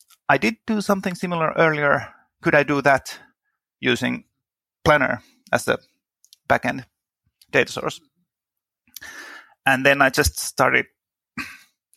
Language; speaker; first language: English; non-native, fluent; Finnish